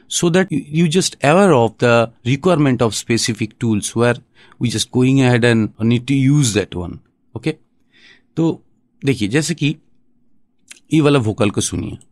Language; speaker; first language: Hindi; non-native, local second language; Bangla